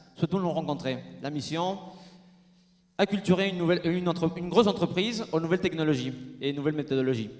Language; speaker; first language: French; non-native, fluent; Spanish